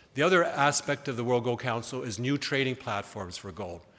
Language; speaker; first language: English; native; English